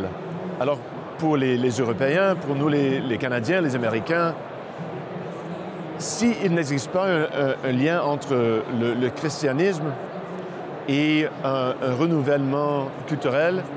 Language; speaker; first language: French; non-native, local second language; English